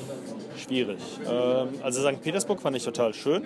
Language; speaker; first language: German; native; German